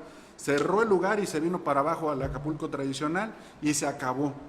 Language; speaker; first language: Spanish; native; Spanish